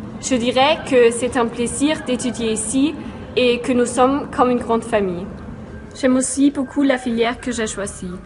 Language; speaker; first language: French; non-native, fluent; German